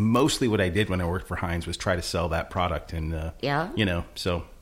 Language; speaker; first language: English; native; English